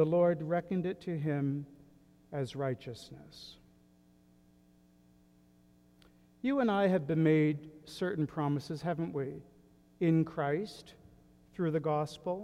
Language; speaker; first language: English; native; English